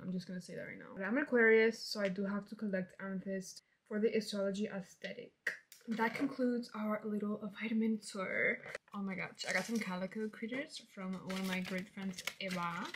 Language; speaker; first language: English; early bilingual, other home language; Spanish